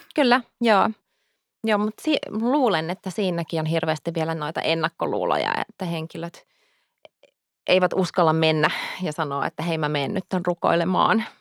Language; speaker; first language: Finnish; early bilingual, heritage; Finnish